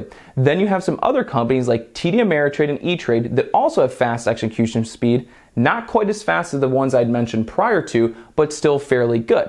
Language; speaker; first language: English; native; English